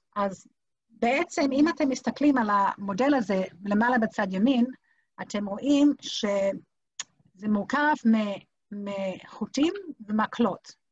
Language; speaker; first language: Hebrew; native; Hebrew